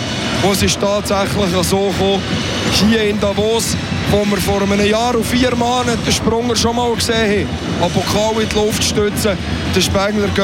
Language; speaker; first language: German; native; German